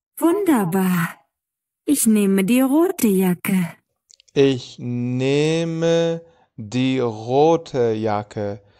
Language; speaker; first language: German; non-native, fluent; Persian